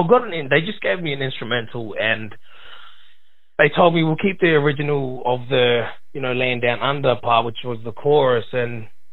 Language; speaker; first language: English; native; English